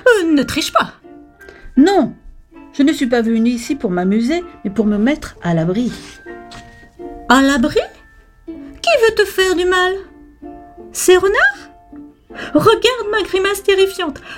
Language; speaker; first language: French; native; French